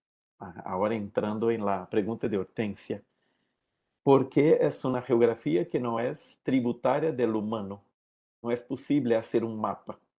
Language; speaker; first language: Spanish; non-native, learner; Portuguese